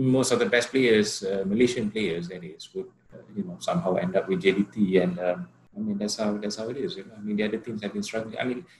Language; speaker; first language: English; non-native, local second language; Malay